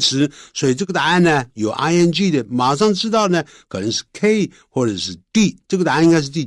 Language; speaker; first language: Chinese; native; Chinese